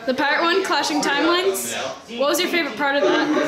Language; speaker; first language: English; native; English